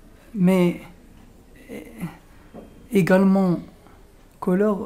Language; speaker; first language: French; non-native, local second language; Arabic